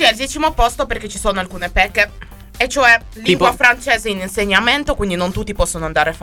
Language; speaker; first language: Italian; non-native, learner; German